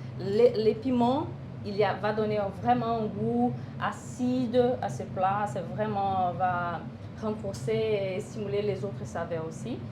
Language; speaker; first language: French; non-native, fluent; Portuguese